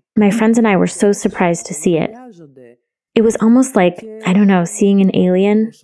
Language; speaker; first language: English; non-native, fluent; Greek